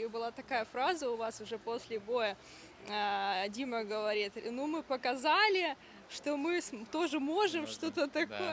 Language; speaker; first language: Russian; native; Russian